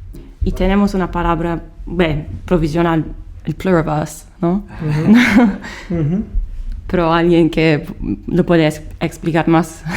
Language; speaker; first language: Spanish; non-native, fluent; Italian